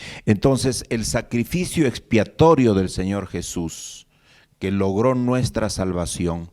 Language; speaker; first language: Spanish; native; Spanish